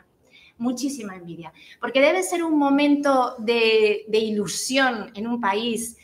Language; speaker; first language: Spanish; native; Spanish